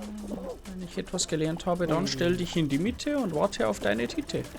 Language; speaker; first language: German; native; German